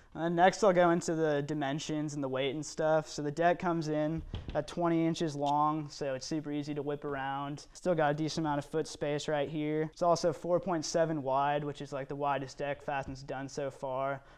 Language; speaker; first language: English; native; English